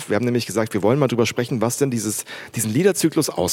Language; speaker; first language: German; native; German